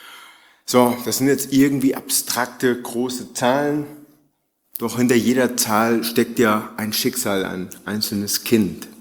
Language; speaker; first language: German; native; German